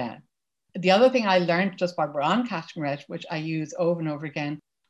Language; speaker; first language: English; native; English